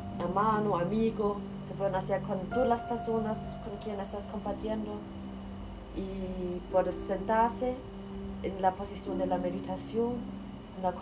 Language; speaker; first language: Spanish; non-native, learner; German